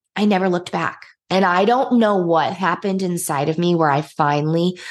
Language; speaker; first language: English; native; English